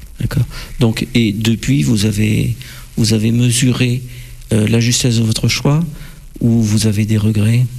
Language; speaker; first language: French; native; French